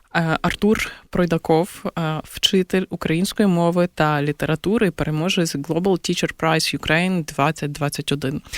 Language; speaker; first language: Ukrainian; native; Ukrainian